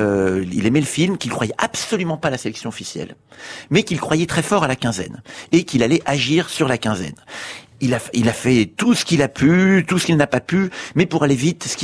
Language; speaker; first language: French; native; French